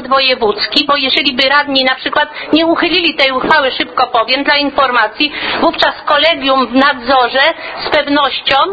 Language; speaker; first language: Polish; native; Polish